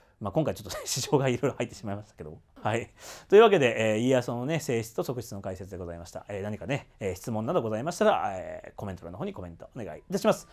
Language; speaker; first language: Japanese; native; Japanese